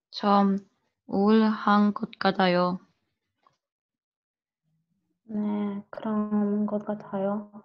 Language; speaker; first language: Korean; non-native, learner; Spanish